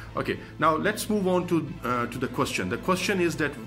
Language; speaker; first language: English; non-native, local second language; Urdu